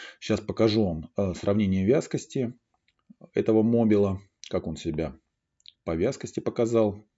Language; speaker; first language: Russian; native; Russian